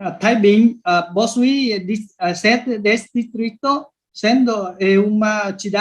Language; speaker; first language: Spanish; non-native, learner; Vietnamese